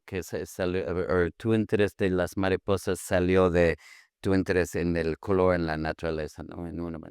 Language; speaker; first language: Spanish; non-native, fluent; English